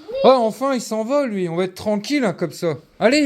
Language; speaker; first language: French; native; French